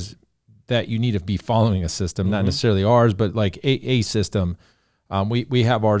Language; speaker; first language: English; native; English